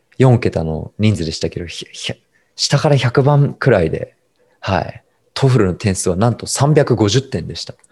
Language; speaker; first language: Japanese; native; Japanese